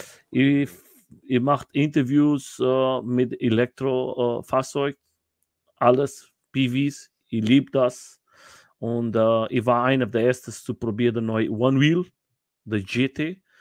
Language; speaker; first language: German; non-native, learner; Portuguese